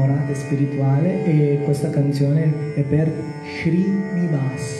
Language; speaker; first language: Italian; non-native, learner; Portuguese